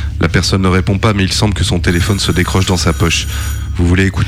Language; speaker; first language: French; native; French